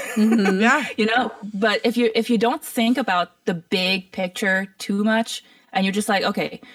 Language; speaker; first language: English; early bilingual, other home language; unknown